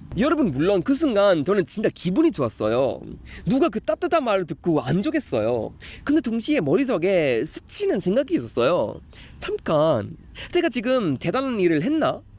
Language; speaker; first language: Korean; non-native, fluent; Swedish